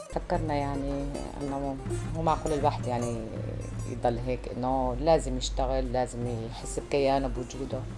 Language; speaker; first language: Arabic; native; Arabic